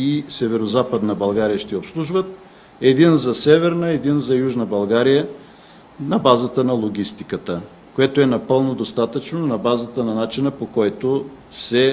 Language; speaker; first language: Bulgarian; native; Bulgarian